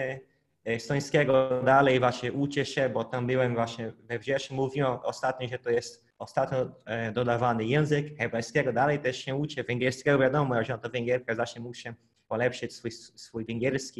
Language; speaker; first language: Polish; non-native, fluent; Portuguese